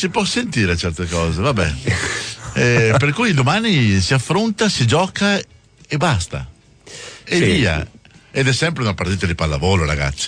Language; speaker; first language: Italian; native; Italian